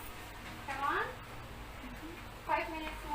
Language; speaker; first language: English; non-native, fluent; Indonesian